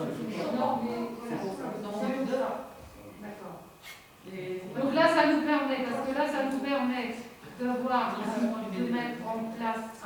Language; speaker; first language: French; native; French